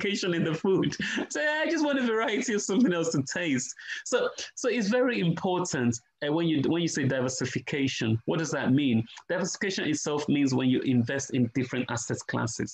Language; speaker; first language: English; non-native, local second language; Yoruba